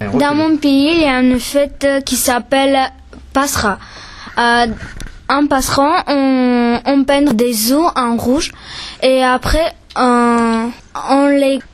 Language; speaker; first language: French; non-native, learner; Russian